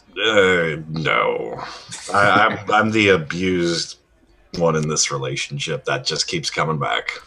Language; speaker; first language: English; native; English